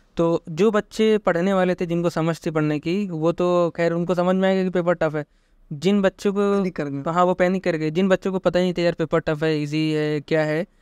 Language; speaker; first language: Hindi; native; Hindi